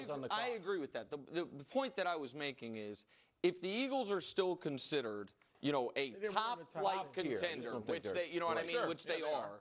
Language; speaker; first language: English; native; English